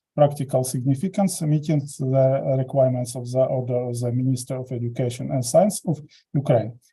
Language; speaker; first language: English; non-native, learner; Ukrainian